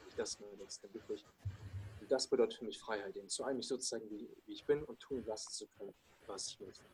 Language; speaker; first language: German; early bilingual, other home language; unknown